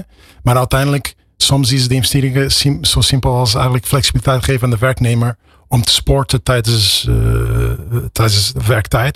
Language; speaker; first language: Dutch; non-native, fluent; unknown